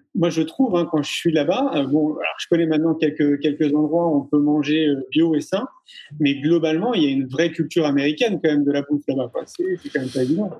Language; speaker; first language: French; native; French